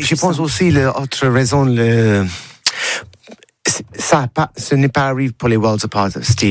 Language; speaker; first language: French; non-native, learner; English